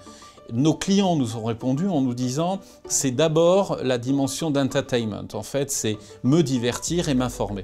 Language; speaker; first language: French; native; French